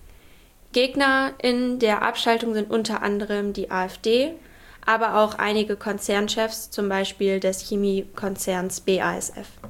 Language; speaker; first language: German; native; German